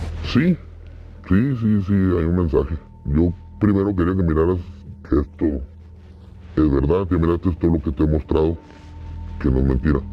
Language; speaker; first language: Spanish; native; Spanish